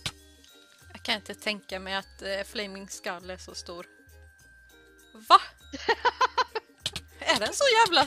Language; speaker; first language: Swedish; native; Swedish